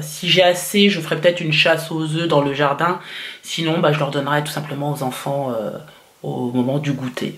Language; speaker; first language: French; native; French